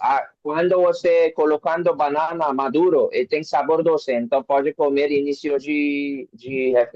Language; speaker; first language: Portuguese; non-native, learner; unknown